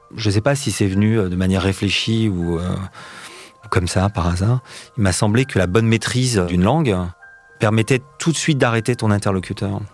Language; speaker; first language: French; native; French